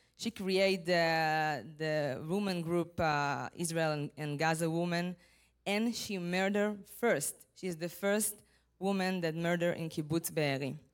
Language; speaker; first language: English; non-native, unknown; Hebrew